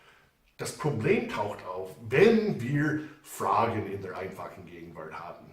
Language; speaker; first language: German; non-native, fluent; English